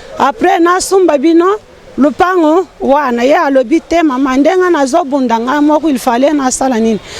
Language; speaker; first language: Lingala; non-native, local second language; Swahili